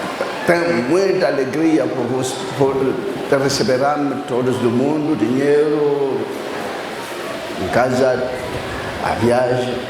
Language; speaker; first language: Portuguese; non-native, learner; Lingala